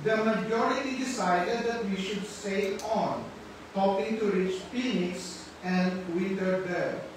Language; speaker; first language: English; non-native, local second language; Filipino